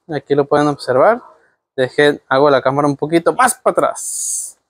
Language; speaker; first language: Spanish; native; Spanish